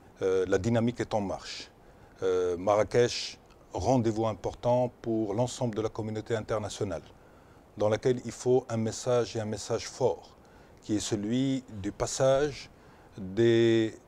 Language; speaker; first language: French; non-native, local second language; Arabic